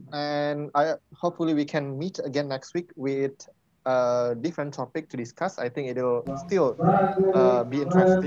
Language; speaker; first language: English; non-native, fluent; Indonesian